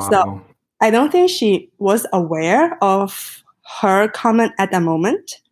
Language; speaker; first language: English; non-native, fluent; Chinese